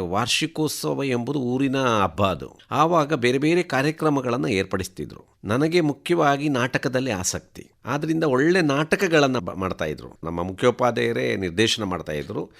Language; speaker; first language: Kannada; non-native, local second language; Tulu